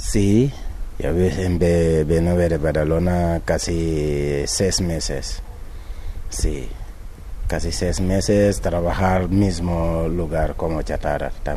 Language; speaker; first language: Spanish; non-native, learner; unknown